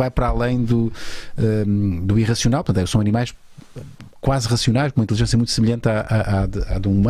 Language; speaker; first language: Portuguese; native; Portuguese